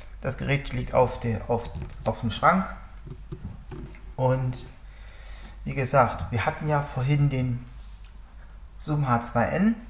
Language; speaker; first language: German; native; German